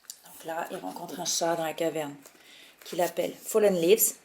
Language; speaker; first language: French; native; French